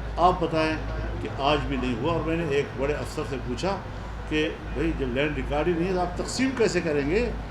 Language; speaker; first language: Urdu; non-native, local second language; Pashto